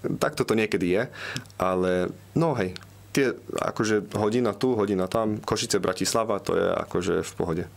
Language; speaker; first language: Slovak; early bilingual, heritage; Slovak